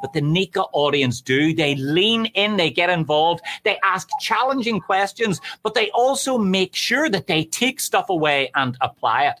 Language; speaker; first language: English; native; English